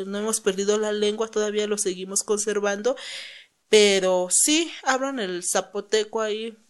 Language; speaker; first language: Spanish; non-native, local second language; Zapotec